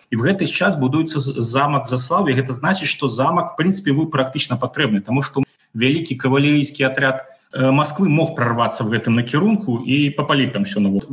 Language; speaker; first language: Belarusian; non-native, local second language; Russian